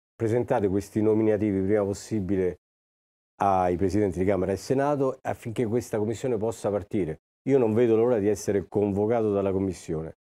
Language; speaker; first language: Italian; native; Italian